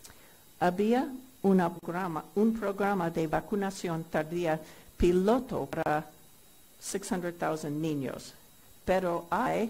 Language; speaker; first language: Spanish; non-native, fluent; English